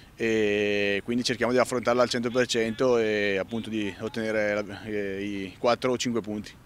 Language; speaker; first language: Italian; native; Italian